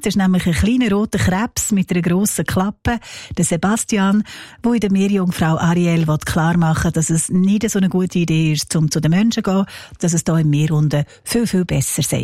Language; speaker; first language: German; native; German